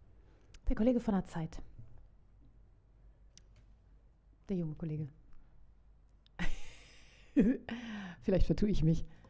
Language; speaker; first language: German; native; German